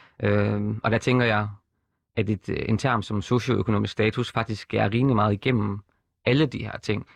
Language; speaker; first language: Danish; native; Danish